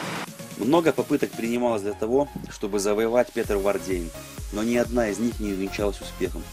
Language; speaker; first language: Russian; native; Russian